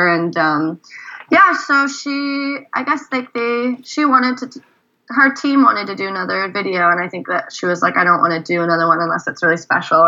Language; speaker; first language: English; native; English